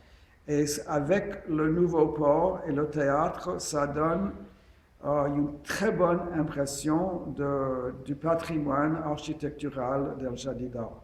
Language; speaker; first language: French; non-native, fluent; English